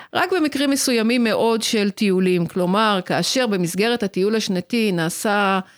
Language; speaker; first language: Hebrew; native; Hebrew